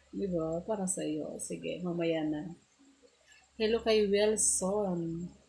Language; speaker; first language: Filipino; non-native, local second language; Iloko